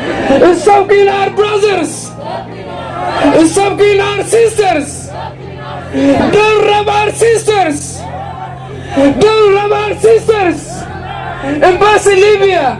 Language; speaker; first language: English; non-native, learner; Tigrinya